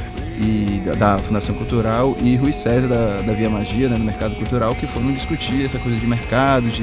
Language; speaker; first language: Portuguese; native; Portuguese